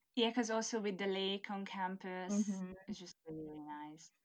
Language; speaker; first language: English; non-native, fluent; Hungarian